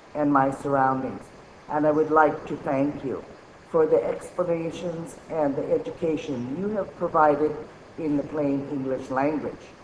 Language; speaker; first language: English; native; English